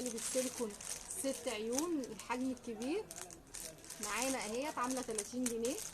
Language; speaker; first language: Arabic; native; Arabic